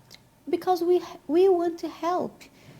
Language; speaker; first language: English; non-native, learner; Portuguese